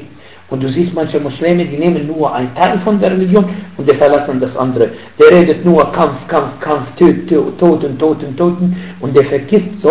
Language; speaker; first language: German; non-native, fluent; Arabic